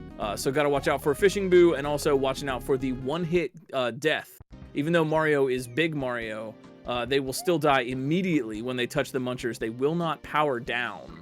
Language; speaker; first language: English; native; English